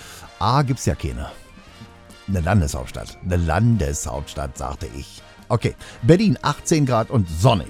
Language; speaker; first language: German; native; German